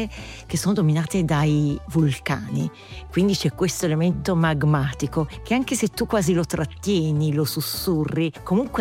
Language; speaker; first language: Italian; native; Italian